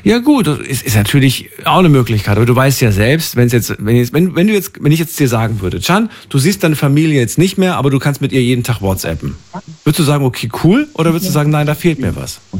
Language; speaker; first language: German; native; German